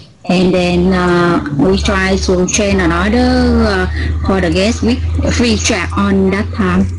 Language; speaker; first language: English; non-native, learner; Vietnamese